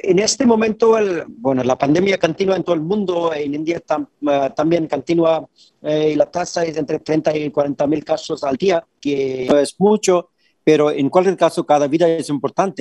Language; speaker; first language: Spanish; non-native, fluent; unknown